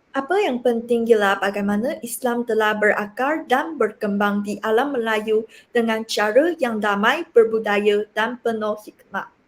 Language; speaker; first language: Malay; non-native, local second language; Chinese